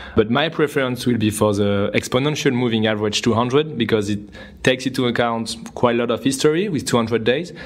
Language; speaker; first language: English; non-native, fluent; French